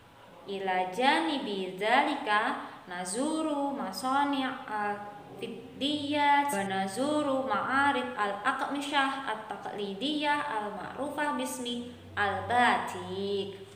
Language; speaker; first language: Arabic; non-native, fluent; Indonesian